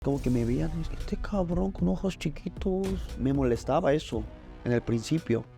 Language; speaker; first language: Spanish; early bilingual, other home language; Korean